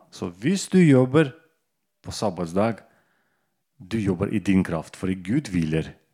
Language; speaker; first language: Norwegian; non-native, fluent; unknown